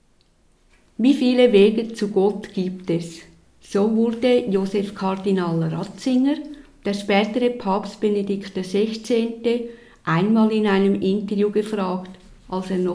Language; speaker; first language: German; native; German